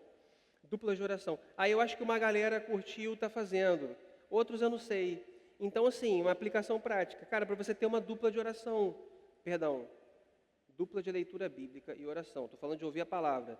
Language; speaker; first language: Portuguese; native; Portuguese